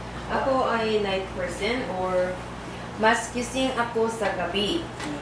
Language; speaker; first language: Filipino; non-native, learner; Korean